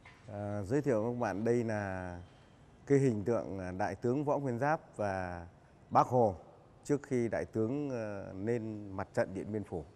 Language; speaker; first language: Vietnamese; native; Vietnamese